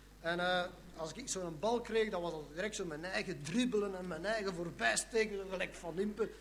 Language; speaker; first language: Dutch; native; Dutch